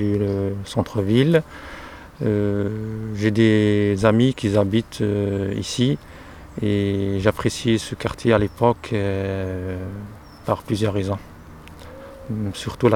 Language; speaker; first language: French; non-native, local second language; Arabic